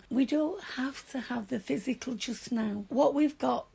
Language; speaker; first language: English; native; English